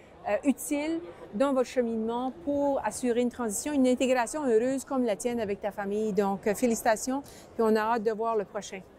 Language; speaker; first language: French; native; French